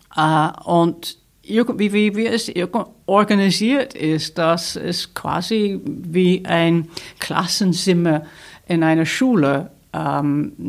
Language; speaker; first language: German; non-native, fluent; English